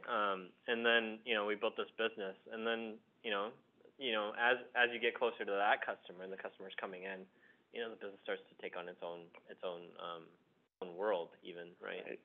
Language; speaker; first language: English; early bilingual, other home language; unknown